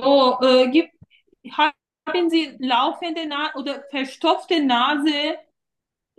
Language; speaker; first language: German; non-native, fluent; Turkish